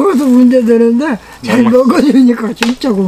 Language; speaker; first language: Korean; native; Korean